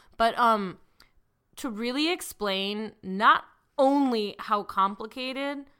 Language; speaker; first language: English; early bilingual, other home language; Hindi